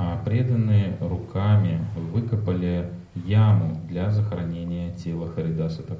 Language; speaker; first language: Russian; native; Russian